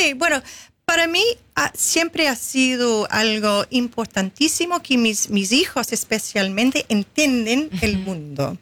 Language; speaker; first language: Spanish; non-native, fluent; English